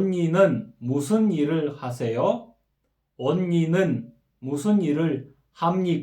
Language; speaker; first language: Korean; non-native, fluent; Kyrgyz